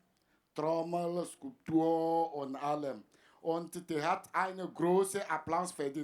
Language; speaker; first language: German; non-native, fluent; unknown